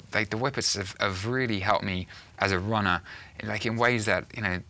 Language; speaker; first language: English; native; English